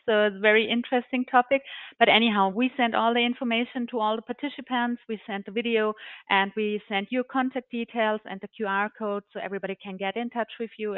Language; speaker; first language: English; non-native, fluent; German